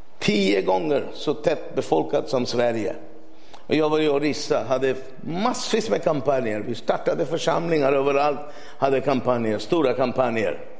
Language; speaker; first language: Swedish; non-native, fluent; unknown